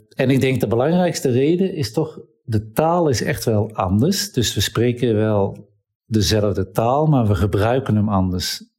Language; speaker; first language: Dutch; native; Dutch